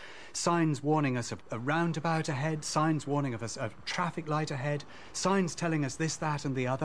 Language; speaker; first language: English; native; English